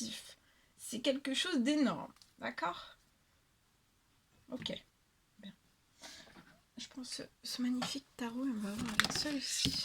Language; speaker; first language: French; native; French